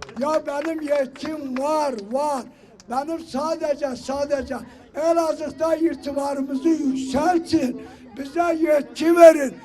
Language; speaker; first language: Turkish; native; Turkish